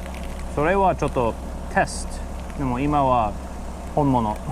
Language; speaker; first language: Japanese; non-native, learner; English